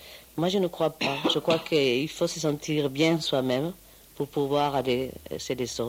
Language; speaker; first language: French; non-native, fluent; Spanish